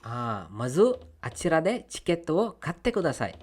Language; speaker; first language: Japanese; non-native, fluent; Kannada